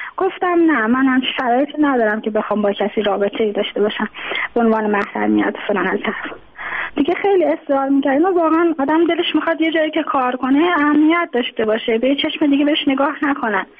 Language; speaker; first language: Persian; native; Persian